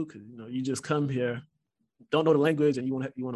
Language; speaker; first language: English; early bilingual, other home language; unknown